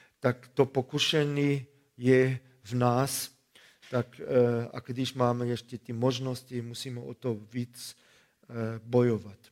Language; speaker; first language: Czech; non-native, fluent; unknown